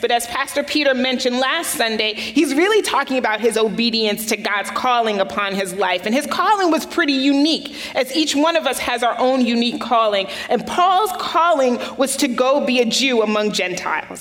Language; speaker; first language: English; native; English